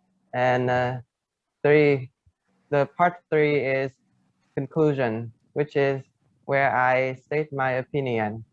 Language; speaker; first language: English; non-native, fluent; Vietnamese